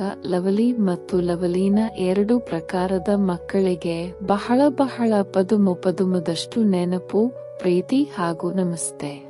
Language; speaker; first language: Kannada; native; Kannada